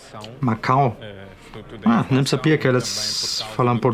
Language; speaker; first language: Portuguese; non-native, fluent; Spanish